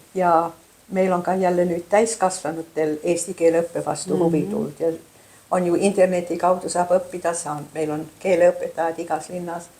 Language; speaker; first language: Estonian; early bilingual, heritage; Estonian